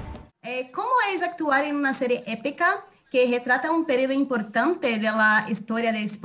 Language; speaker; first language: Spanish; non-native, fluent; Portuguese